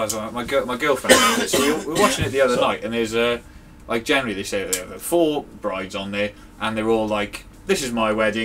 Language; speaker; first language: English; native; English